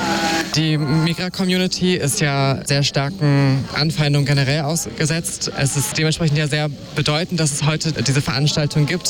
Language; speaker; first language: German; native; German